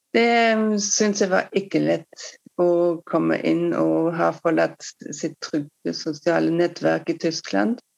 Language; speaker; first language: Norwegian; non-native, fluent; German